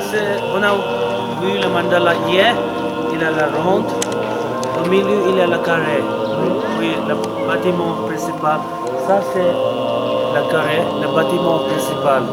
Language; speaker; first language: French; non-native, learner; Tibetan